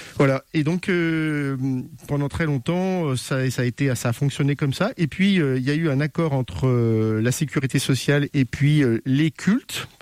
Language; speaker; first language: French; native; French